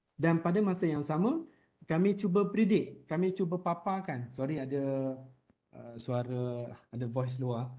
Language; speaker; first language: Malay; native; Malay